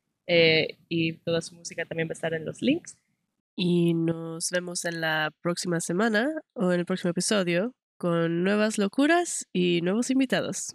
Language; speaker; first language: Spanish; native; Spanish